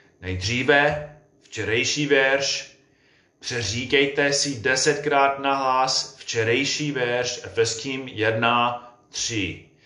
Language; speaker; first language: Czech; non-native, fluent; English